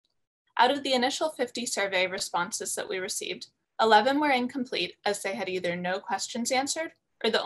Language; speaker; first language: English; native; English